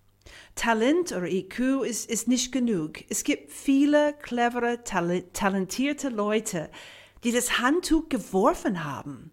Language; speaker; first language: German; non-native, fluent; English